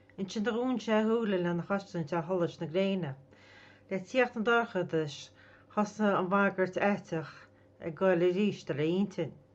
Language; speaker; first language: Irish; native; Irish